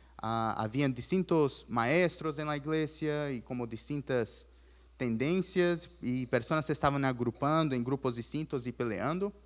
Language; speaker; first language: Spanish; early bilingual, other home language; Portuguese